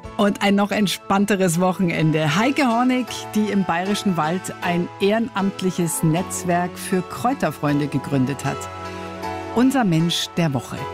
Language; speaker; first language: German; native; German